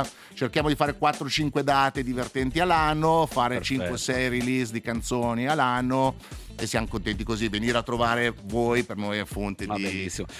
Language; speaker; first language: Italian; native; Italian